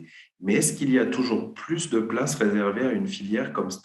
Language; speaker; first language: French; native; French